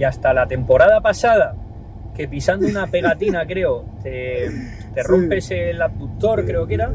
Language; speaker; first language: Spanish; native; Spanish